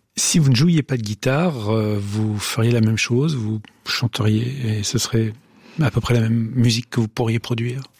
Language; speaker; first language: French; native; French